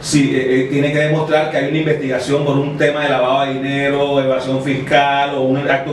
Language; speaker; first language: Spanish; native; Spanish